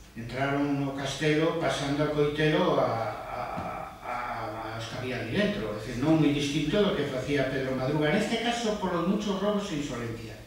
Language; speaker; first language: Spanish; non-native, local second language; Galician